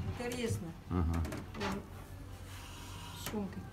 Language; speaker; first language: Russian; non-native, learner; French